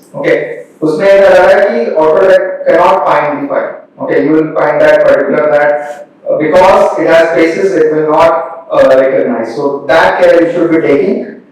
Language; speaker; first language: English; non-native, local second language; Hindi